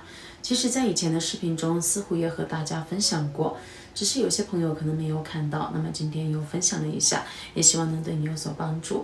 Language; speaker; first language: Chinese; native; Chinese